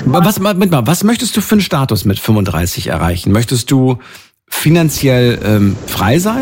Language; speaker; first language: German; native; German